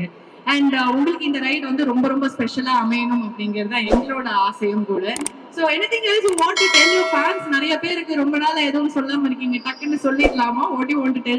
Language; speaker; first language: Tamil; native; Tamil